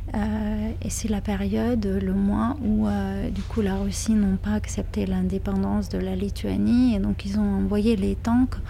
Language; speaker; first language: French; non-native, fluent; Lithuanian